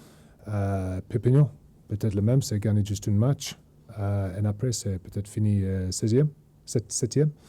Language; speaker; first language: French; non-native, learner; English